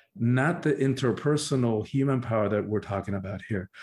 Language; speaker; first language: English; early bilingual, other home language; Spanish